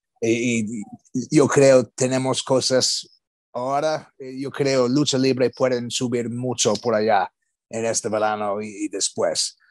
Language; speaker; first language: Spanish; non-native, learner; English